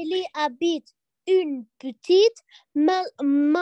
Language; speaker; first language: French; non-native, learner; Arabic